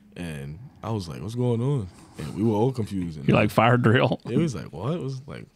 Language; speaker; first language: English; native; English